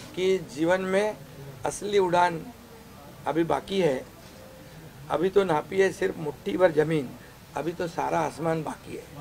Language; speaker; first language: Hindi; non-native, local second language; Marathi